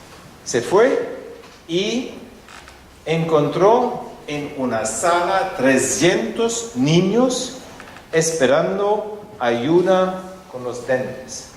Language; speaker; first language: Spanish; non-native, fluent; German